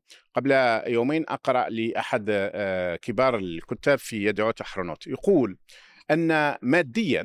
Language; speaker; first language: Arabic; native; Arabic